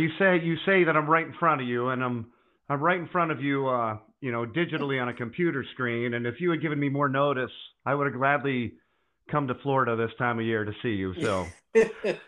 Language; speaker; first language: English; native; English